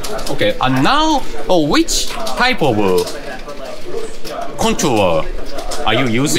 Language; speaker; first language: English; non-native, learner; Japanese